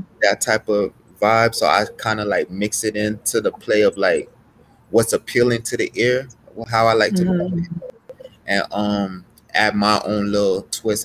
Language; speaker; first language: English; native; English